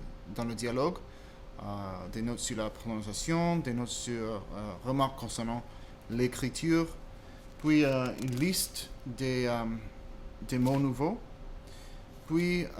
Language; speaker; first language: French; non-native, fluent; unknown